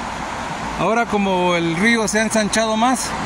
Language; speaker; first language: Spanish; native; Spanish